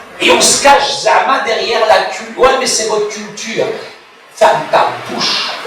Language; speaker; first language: French; early bilingual, other home language; Arabic